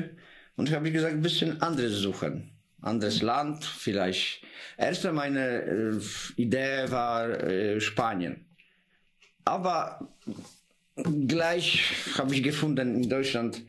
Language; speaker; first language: German; non-native, learner; Polish